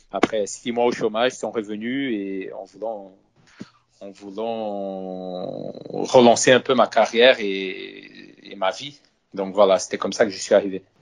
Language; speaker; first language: French; non-native, fluent; Portuguese